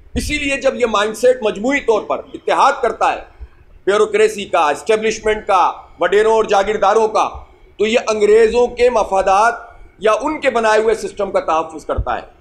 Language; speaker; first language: Urdu; native; Urdu